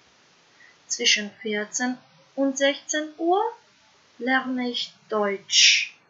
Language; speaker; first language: German; non-native, fluent; Macedonian